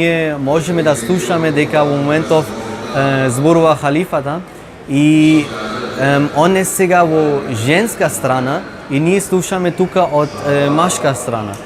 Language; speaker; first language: Macedonian; non-native, learner; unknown